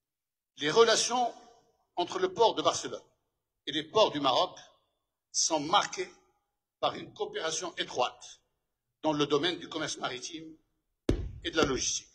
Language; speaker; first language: French; non-native, local second language; Arabic